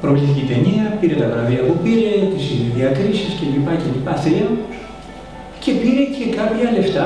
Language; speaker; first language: Greek; native; Greek